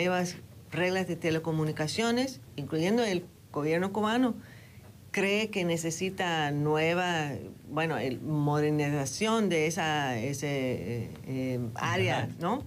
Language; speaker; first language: Spanish; non-native, fluent; English